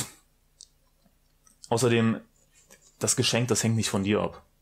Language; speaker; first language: German; native; German